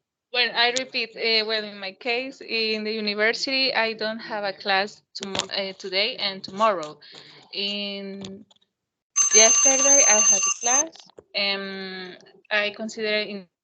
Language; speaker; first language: English; non-native, learner; Spanish